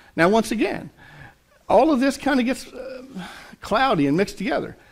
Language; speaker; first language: English; native; English